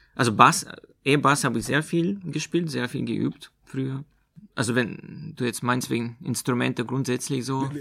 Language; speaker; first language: German; non-native, fluent; Russian